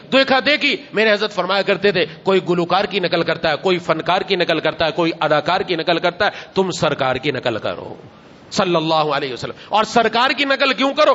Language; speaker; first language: Urdu; non-native, local second language; Punjabi